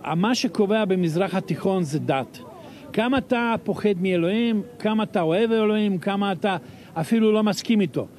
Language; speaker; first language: Hebrew; non-native, fluent; Serbian